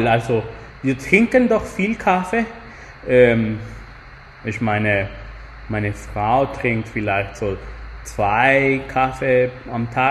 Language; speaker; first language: German; non-native, fluent; Spanish